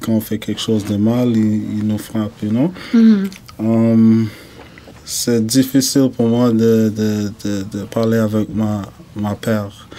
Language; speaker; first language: French; non-native, fluent; English